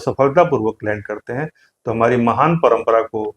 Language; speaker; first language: Hindi; native; Hindi